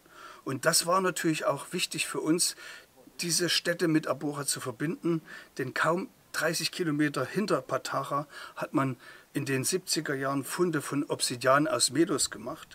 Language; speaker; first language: German; native; German